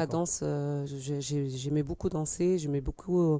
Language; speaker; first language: French; native; French